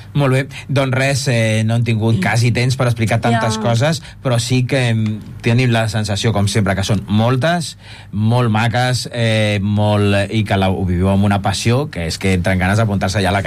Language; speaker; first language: Catalan; native; Catalan